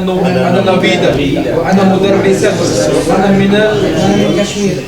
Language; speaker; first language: Arabic; non-native, learner; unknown